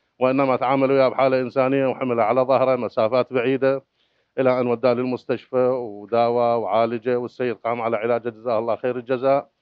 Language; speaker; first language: Arabic; native; Arabic